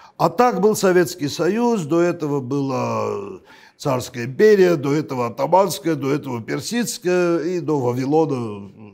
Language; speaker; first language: Russian; non-native, local second language; Armenian